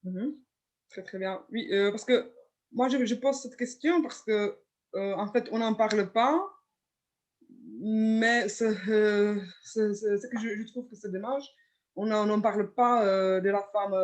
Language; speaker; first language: French; non-native, fluent; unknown